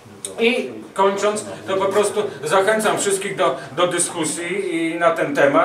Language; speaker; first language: Polish; native; Polish